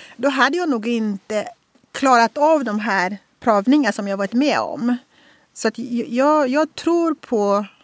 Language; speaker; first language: Swedish; non-native, fluent; Portuguese